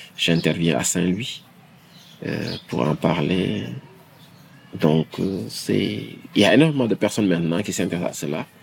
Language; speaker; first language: French; non-native, local second language; Wolof